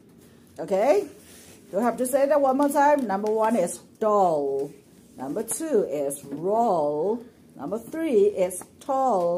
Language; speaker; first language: English; non-native, fluent; Chinese